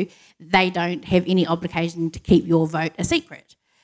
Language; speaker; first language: English; native; English